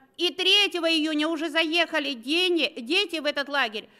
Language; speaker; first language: Russian; native; Russian